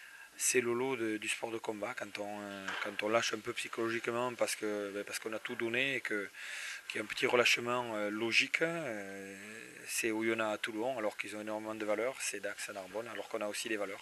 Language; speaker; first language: French; native; French